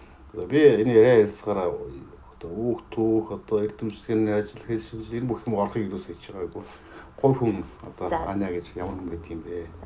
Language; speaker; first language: Mongolian; native; Mongolian